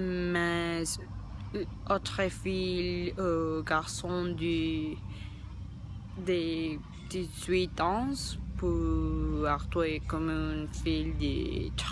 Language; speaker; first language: French; non-native, learner; Spanish